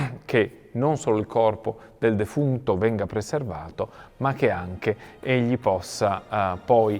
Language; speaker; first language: Italian; native; Italian